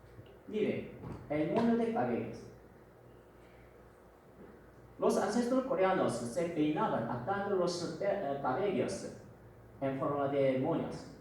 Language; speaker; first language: Spanish; non-native, fluent; Korean